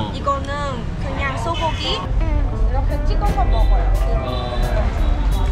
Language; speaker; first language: Korean; non-native, fluent; Vietnamese